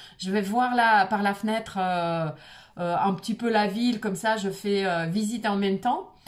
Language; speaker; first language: French; non-native, fluent; Russian